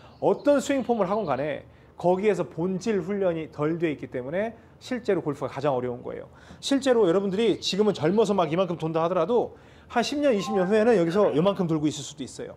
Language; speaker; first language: Korean; native; Korean